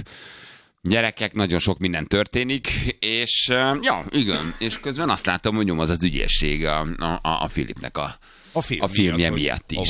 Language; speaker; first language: Hungarian; native; Hungarian